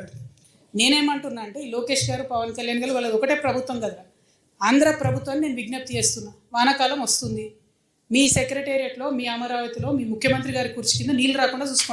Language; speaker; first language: Telugu; native; Telugu